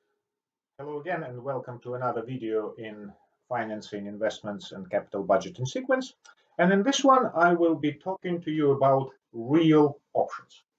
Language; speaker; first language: English; non-native, fluent; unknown